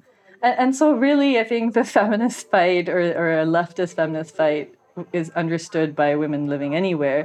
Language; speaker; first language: English; non-native, local second language; Urdu